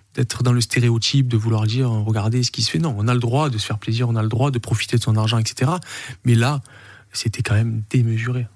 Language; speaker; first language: French; native; French